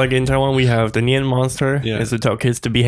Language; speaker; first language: English; non-native, fluent; Chinese